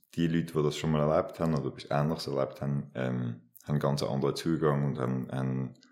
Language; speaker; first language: German; native; German